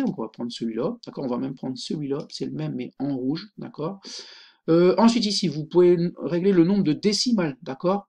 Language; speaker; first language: French; native; French